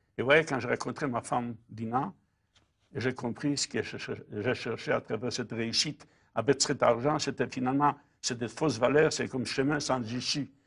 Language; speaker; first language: French; non-native, fluent; Polish